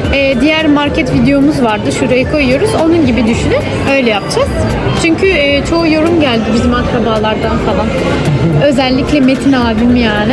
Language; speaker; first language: Turkish; non-native, learner; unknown